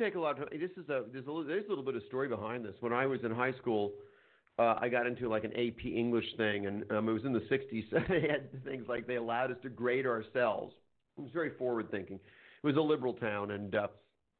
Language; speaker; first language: English; native; English